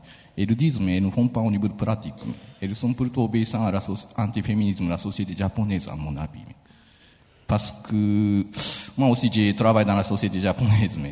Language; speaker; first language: French; non-native, fluent; Japanese